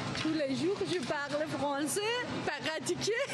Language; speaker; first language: French; non-native, learner; Persian